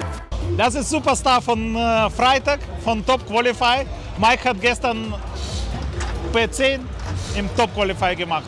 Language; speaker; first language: German; non-native, learner; Russian